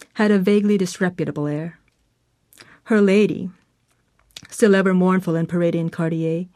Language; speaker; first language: English; non-native, local second language; Filipino